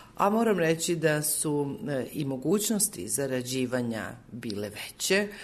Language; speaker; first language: Serbian; native; Serbian